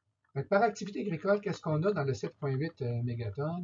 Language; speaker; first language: French; native; French